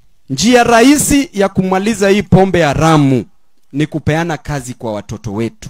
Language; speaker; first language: Swahili; non-native, local second language; Luo (Kenya and Tanzania)